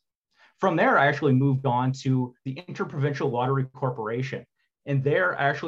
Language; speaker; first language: English; native; English